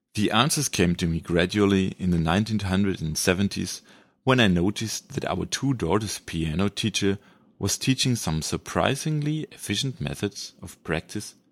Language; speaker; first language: English; non-native, fluent; German